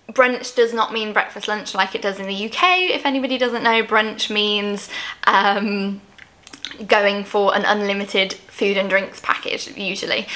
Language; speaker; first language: English; native; English